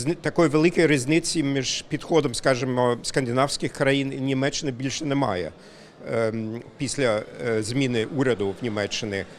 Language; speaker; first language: Ukrainian; non-native, fluent; German